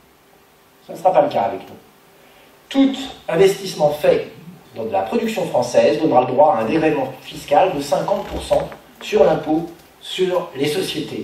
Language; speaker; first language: French; native; French